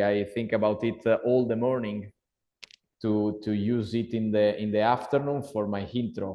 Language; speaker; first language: English; non-native, learner; Italian